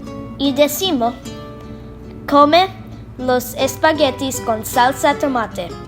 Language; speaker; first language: Spanish; non-native, learner; English